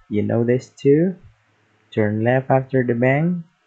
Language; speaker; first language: English; non-native, fluent; Indonesian